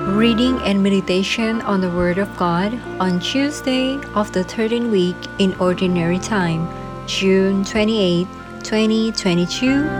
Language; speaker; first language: English; non-native, fluent; Indonesian